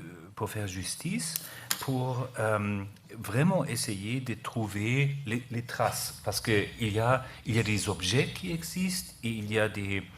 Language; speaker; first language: French; non-native, learner; German